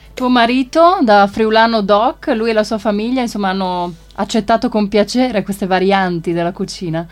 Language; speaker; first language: Italian; native; Italian